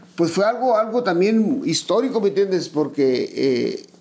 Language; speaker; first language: Spanish; native; Spanish